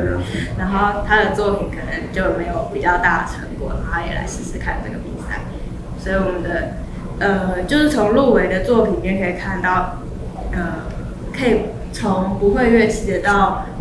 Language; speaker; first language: Chinese; native; Chinese